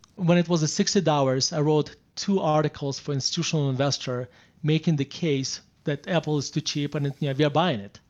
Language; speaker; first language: English; non-native, fluent; Russian